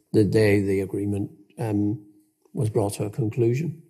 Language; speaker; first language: English; native; English